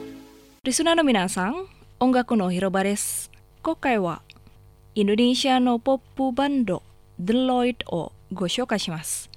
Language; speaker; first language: Japanese; non-native, learner; Indonesian